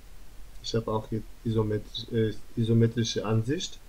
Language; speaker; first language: German; non-native, learner; Turkish